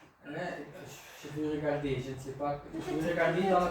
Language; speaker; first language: French; non-native, local second language; Dutch